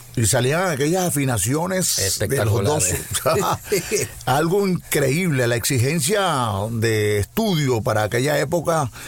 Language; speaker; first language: Spanish; native; Spanish